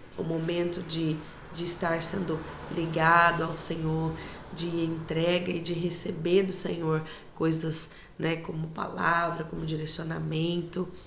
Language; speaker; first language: Portuguese; native; Portuguese